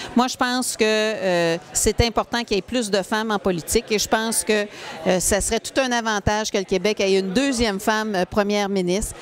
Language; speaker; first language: French; native; French